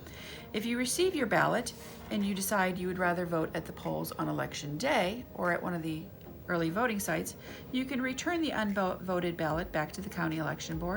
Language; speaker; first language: English; native; English